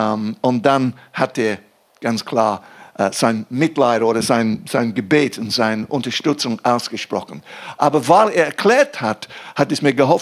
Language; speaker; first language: German; non-native, fluent; English